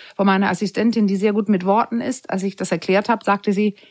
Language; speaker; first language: German; non-native, fluent; Danish